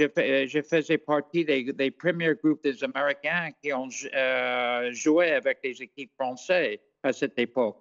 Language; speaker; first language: French; non-native, fluent; English